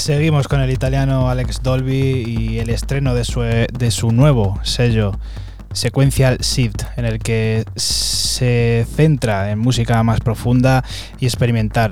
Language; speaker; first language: Spanish; native; Spanish